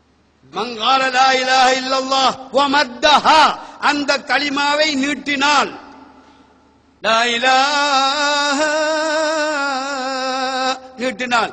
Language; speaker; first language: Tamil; native; Tamil